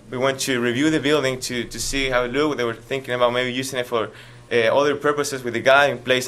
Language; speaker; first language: English; non-native, fluent; Spanish